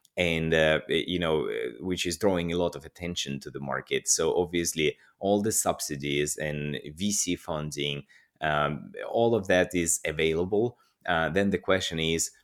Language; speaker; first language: English; non-native, fluent; Russian